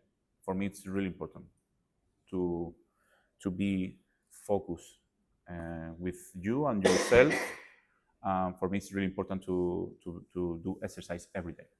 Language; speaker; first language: English; non-native, learner; Spanish